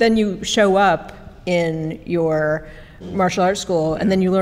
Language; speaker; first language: English; native; English